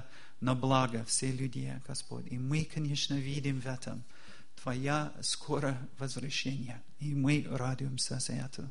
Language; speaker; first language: Russian; non-native, fluent; English